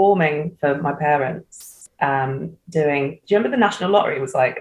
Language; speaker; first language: English; native; English